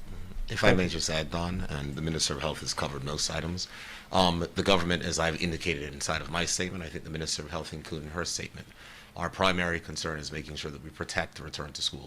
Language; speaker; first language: English; native; English